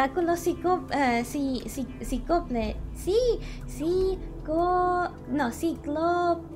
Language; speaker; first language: Spanish; non-native, learner; English